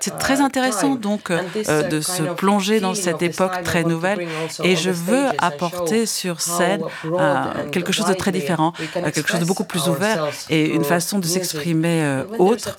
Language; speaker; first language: French; non-native, fluent; Ukrainian